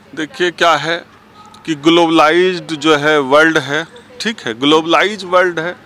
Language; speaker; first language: Hindi; native; Hindi